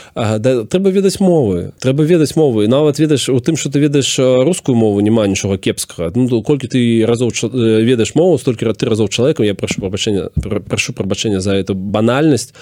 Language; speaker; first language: Belarusian; non-native, local second language; Russian